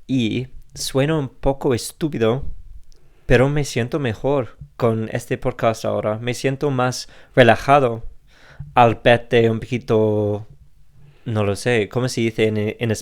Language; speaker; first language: Spanish; non-native, fluent; English